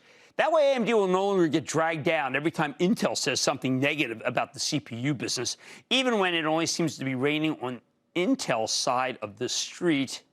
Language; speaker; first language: English; native; English